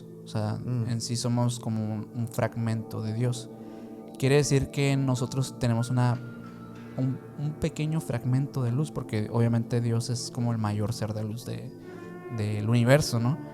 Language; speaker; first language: Spanish; native; Spanish